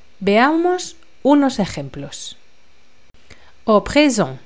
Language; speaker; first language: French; non-native, fluent; Spanish